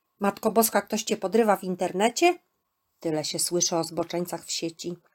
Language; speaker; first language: Polish; native; Polish